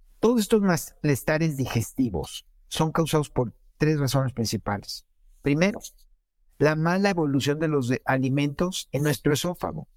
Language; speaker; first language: Spanish; native; Spanish